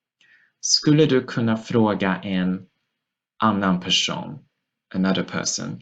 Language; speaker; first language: Swedish; non-native, fluent; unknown